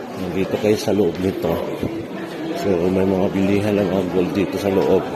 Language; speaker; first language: Filipino; native; Filipino